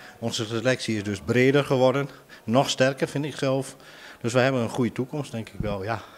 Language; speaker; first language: Dutch; native; Dutch